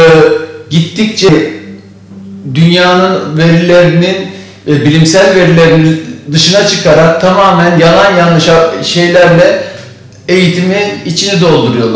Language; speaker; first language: Turkish; native; Turkish